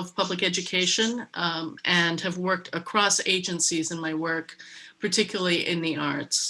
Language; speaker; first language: English; native; English